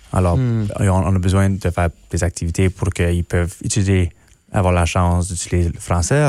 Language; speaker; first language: French; non-native, local second language; English